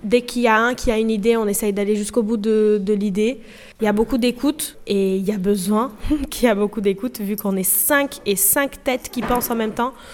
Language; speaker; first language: French; non-native, fluent; Portuguese